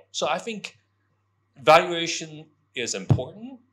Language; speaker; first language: English; non-native, local second language; Cantonese